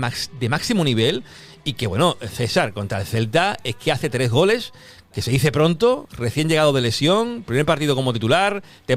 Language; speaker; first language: Spanish; native; Spanish